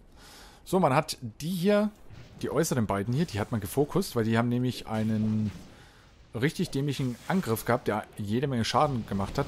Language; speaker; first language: German; native; German